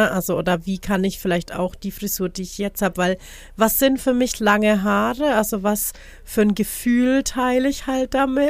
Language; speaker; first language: German; native; German